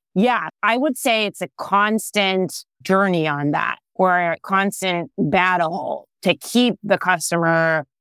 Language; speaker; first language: English; non-native, fluent; Hebrew